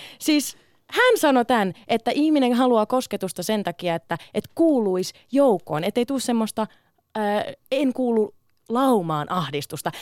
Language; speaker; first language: Finnish; early bilingual, other home language; Sinhala